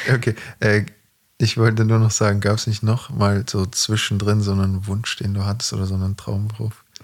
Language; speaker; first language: German; native; German